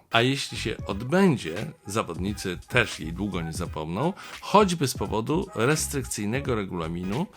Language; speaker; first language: Polish; native; Polish